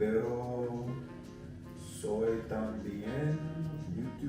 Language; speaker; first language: Spanish; non-native, learner; English